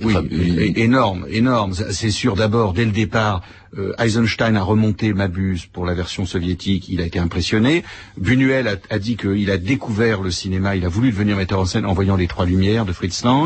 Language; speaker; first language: French; native; French